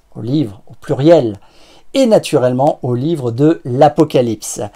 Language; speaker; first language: French; native; French